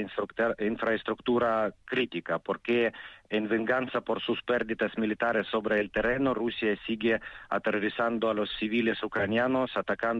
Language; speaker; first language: Spanish; non-native, fluent; Ukrainian